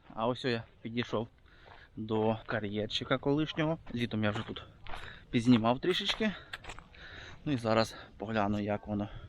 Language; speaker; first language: Ukrainian; native; Ukrainian